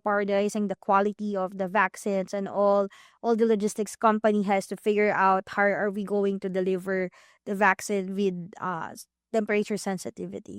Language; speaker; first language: English; non-native, local second language; Filipino